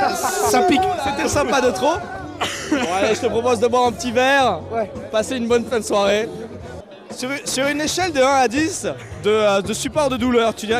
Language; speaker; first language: French; native; French